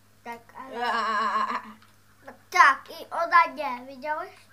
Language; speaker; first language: Polish; early bilingual, heritage; Dutch